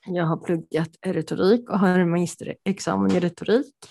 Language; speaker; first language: Swedish; early bilingual, other home language; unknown